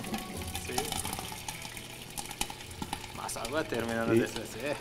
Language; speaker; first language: Spanish; non-native, learner; Turkish